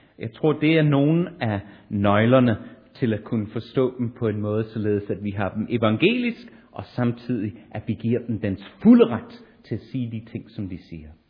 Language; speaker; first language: Danish; non-native, fluent; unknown